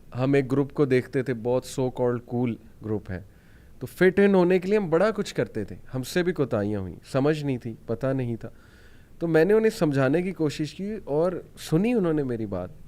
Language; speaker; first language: Urdu; native; Urdu